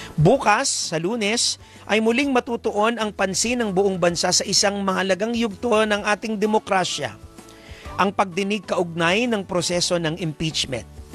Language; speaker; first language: Filipino; native; Filipino